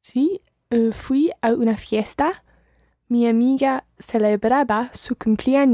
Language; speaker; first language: Spanish; non-native, learner; English